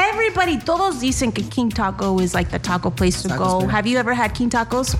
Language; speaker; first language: English; early bilingual, other home language; Spanish